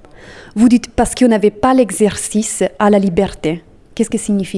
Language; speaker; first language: French; native; French